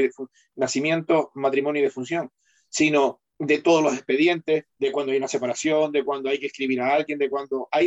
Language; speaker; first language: Spanish; native; Spanish